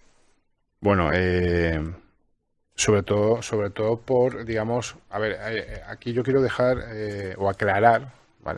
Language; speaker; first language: Spanish; native; Spanish